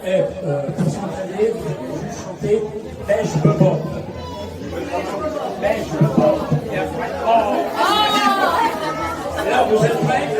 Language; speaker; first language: French; native; French